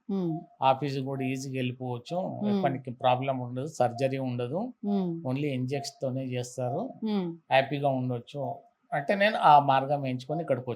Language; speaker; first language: Telugu; native; Telugu